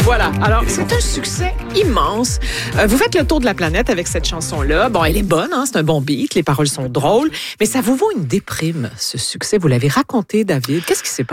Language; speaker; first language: French; native; French